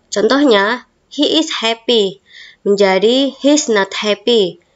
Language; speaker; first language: English; non-native, fluent; Indonesian